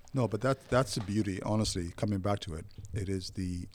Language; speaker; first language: English; non-native, fluent; Somali